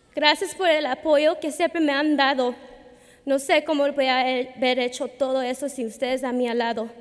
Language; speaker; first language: Spanish; early bilingual, heritage; Spanish